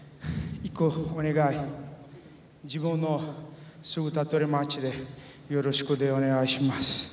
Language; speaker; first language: Japanese; non-native, learner; Portuguese